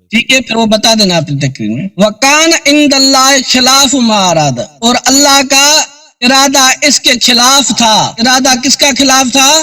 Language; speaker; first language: Urdu; non-native, local second language; Sindhi